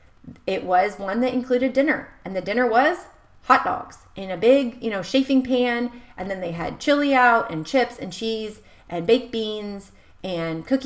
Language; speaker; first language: English; native; English